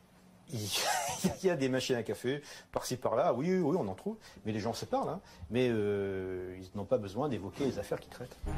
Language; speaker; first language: French; native; French